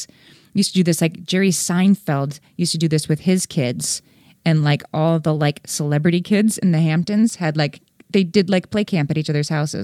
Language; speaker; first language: English; native; English